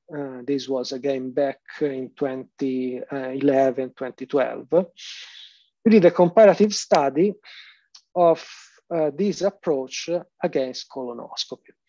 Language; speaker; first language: English; non-native, fluent; Italian